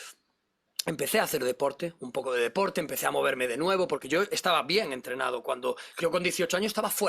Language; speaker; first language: Spanish; native; Spanish